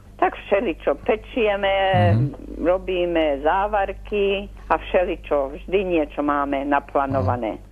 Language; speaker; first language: Slovak; native; Slovak